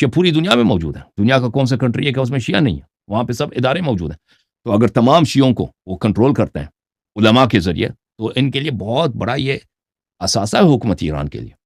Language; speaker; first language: Urdu; non-native, fluent; Persian